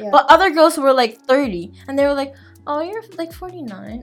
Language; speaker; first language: English; non-native, local second language; Filipino